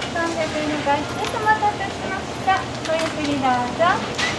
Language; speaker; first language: Japanese; native; Japanese